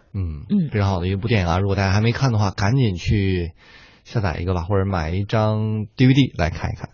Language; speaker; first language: Chinese; native; Chinese